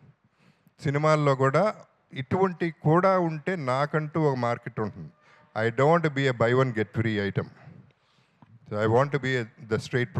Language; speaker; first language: Telugu; native; Telugu